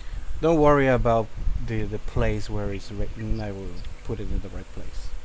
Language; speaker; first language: English; non-native, fluent; Spanish